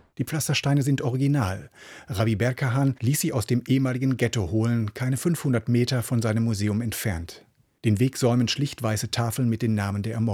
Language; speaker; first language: German; native; German